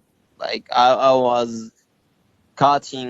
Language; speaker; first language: English; non-native, learner; Arabic